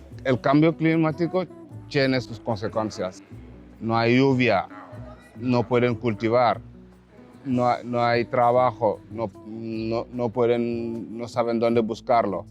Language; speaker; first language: Spanish; non-native, learner; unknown